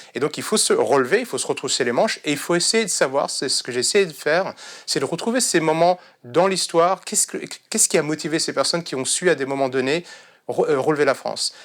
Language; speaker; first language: French; early bilingual, other home language; Serbian